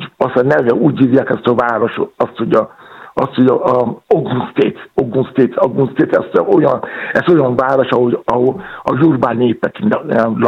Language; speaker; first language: Hungarian; non-native, fluent; Yoruba